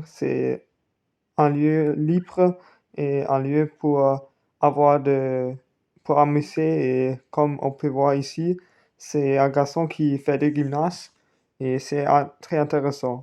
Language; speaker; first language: French; non-native, learner; German